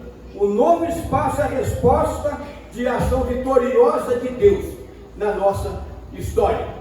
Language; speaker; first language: Portuguese; native; Portuguese